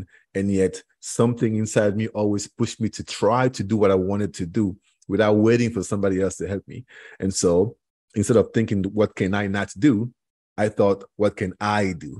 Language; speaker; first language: English; non-native, local second language; French